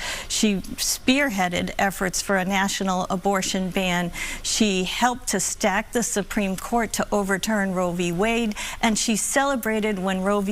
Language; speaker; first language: English; native; English